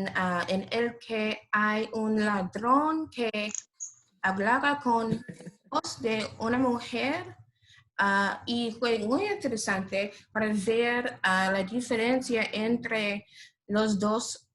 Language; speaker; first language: Spanish; non-native, learner; English